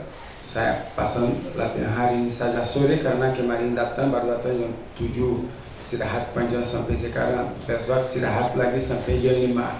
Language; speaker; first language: Indonesian; non-native, learner; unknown